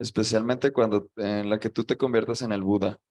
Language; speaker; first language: Spanish; native; Spanish